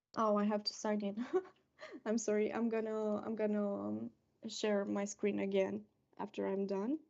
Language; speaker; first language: English; non-native, fluent; Romanian